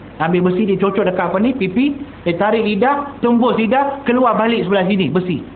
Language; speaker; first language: Malay; non-native, local second language; Tamil